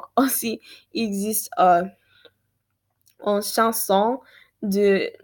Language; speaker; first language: French; non-native, learner; English